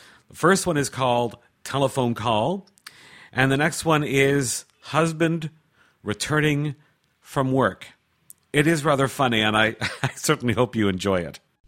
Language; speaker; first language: English; native; English